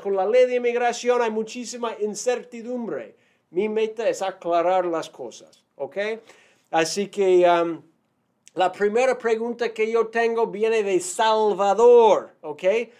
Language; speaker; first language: Spanish; non-native, fluent; English